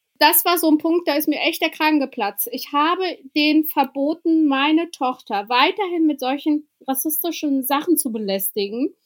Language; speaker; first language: German; early bilingual, other home language; Albanian